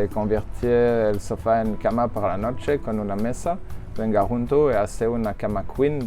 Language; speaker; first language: Spanish; non-native, learner; French